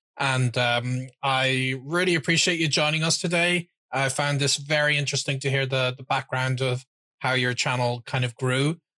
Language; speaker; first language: English; native; English